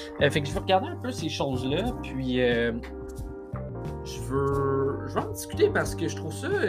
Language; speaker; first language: French; native; French